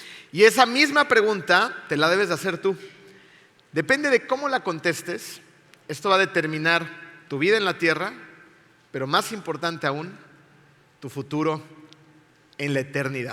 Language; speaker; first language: Spanish; native; Spanish